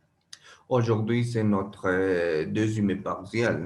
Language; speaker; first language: French; non-native, learner; Spanish